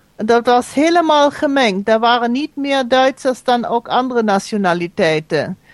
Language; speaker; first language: Dutch; non-native, fluent; German